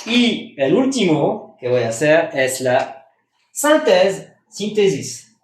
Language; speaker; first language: Spanish; non-native, fluent; French